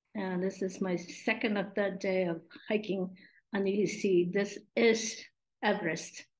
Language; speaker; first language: English; non-native, local second language; Min Nan Chinese